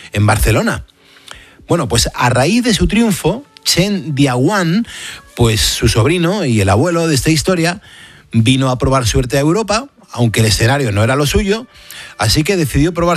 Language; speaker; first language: Spanish; native; Spanish